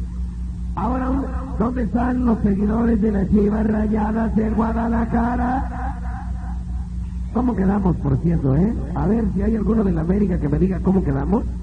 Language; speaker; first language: Spanish; native; Spanish